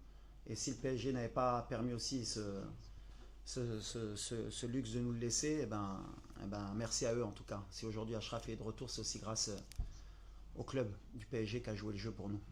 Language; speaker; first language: French; native; French